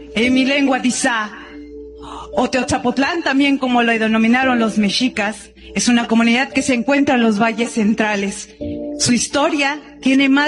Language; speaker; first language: Spanish; non-native, local second language; Zapotec